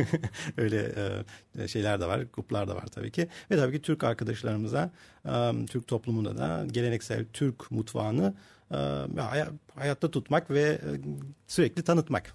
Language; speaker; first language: Turkish; early bilingual, heritage; Turkish